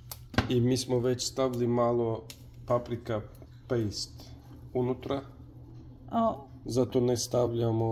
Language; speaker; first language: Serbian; non-native, learner; Turkish